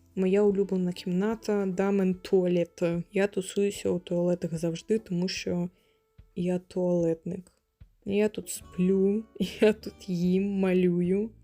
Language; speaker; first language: Ukrainian; non-native, local second language; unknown